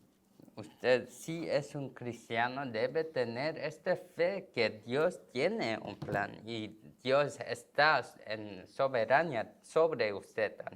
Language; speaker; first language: Spanish; non-native, learner; Korean